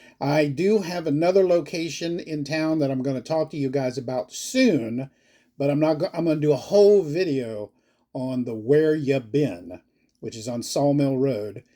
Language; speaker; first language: English; native; English